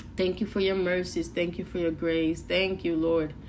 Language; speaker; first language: English; non-native, fluent; Spanish